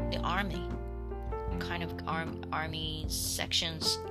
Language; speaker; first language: English; non-native, fluent; Japanese